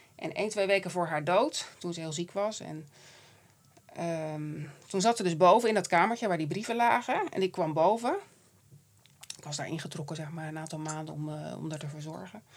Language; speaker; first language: Dutch; native; Dutch